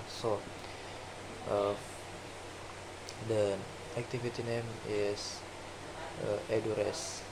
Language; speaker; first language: English; non-native, learner; Indonesian